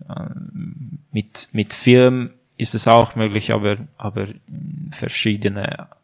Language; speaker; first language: German; non-native, fluent; Hungarian